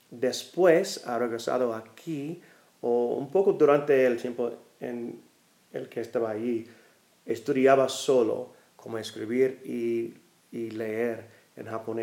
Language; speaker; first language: Spanish; non-native, fluent; English